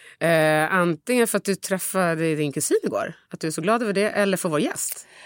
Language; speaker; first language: Swedish; early bilingual, other home language; Tigrinya